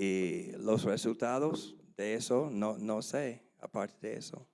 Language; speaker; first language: Spanish; non-native, learner; English